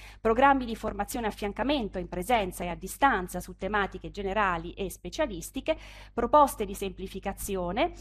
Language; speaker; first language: Italian; native; Italian